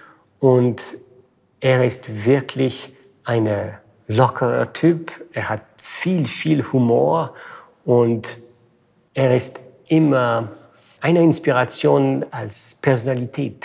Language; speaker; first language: German; non-native, fluent; French